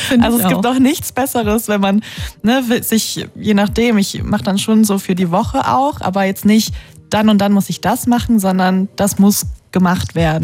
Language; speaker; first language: German; native; German